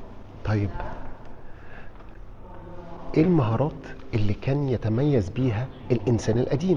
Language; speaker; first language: Arabic; native; Arabic